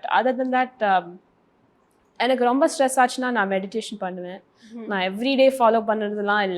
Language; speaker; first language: Tamil; early bilingual, heritage; Tamil